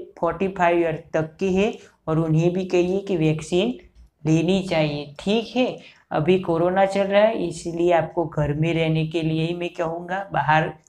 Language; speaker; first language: Hindi; non-native, local second language; Gujarati